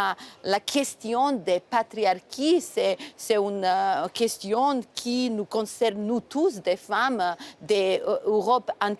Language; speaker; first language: French; non-native, fluent; Macedonian